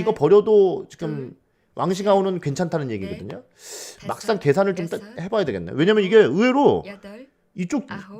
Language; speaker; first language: Korean; native; Korean